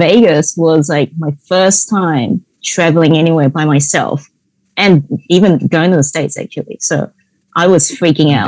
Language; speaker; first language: English; native; English